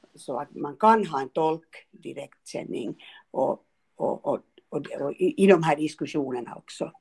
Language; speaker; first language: Swedish; native; Swedish